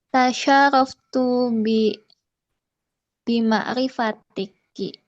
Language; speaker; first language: Arabic; non-native, learner; Indonesian